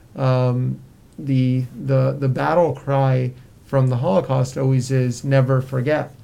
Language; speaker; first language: English; native; English